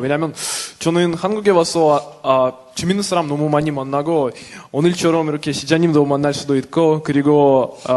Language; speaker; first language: Korean; non-native, fluent; Russian